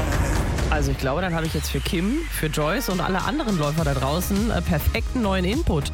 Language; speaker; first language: German; native; German